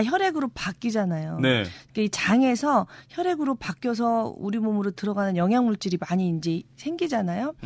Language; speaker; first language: Korean; native; Korean